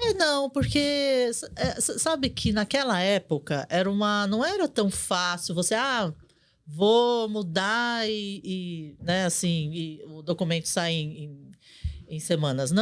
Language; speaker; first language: Portuguese; early bilingual, other home language; Korean